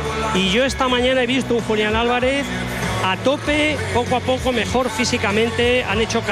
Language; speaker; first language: Spanish; native; Spanish